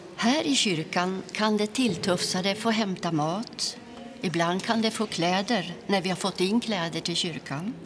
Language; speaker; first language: Swedish; native; Swedish